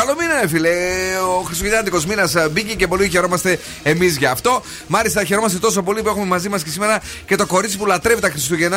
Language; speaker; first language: Greek; native; Greek